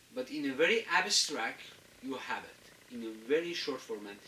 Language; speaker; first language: English; non-native, fluent; Azerbaijani